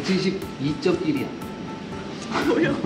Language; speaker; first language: Korean; native; Korean